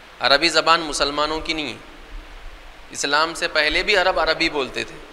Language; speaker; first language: Urdu; native; Urdu